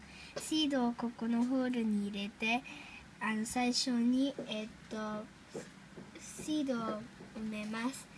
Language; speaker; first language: Japanese; non-native, learner; English